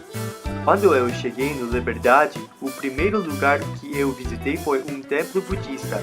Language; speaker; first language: Portuguese; non-native, learner; English